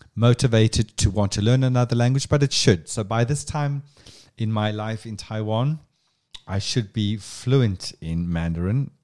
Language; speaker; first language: English; native; English